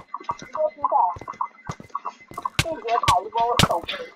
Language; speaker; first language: Chinese; native; Chinese